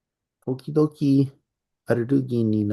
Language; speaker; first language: Japanese; non-native, learner; English